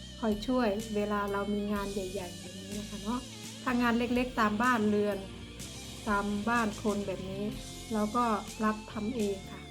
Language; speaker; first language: Thai; non-native, local second language; Northeastern Thai